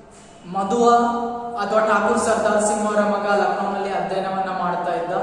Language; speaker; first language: Kannada; native; Kannada